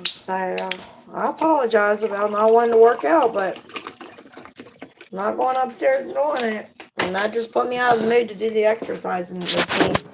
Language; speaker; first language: English; native; English